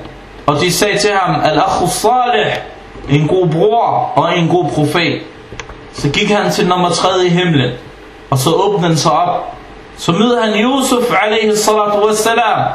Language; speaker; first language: Danish; non-native, fluent; Arabic